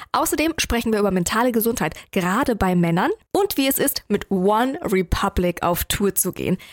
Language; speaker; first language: German; native; German